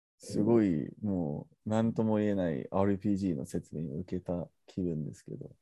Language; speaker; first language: Japanese; non-native, fluent; English